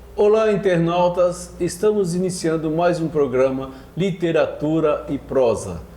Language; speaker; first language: Portuguese; native; Portuguese